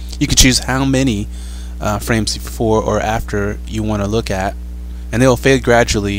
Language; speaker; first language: English; native; English